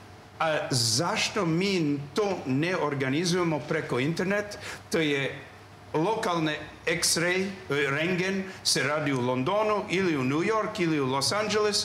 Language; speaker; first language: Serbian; non-native, learner; English